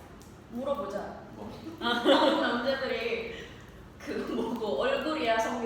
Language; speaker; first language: Korean; non-native, learner; Indonesian